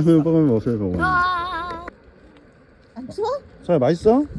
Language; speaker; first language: Korean; native; Korean